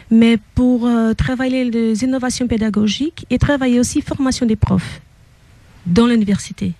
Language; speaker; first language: French; non-native, fluent; Portuguese